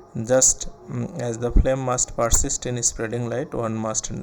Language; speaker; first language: English; non-native, local second language; Bangla